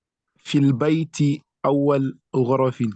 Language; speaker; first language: Arabic; non-native, learner; English